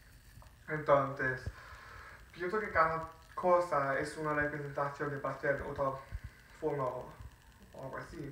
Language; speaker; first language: Spanish; non-native, fluent; English